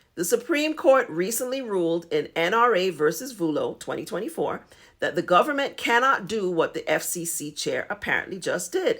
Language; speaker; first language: English; native; English